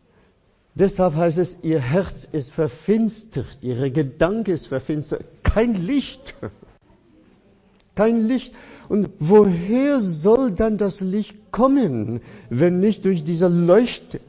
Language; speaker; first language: German; non-native, fluent; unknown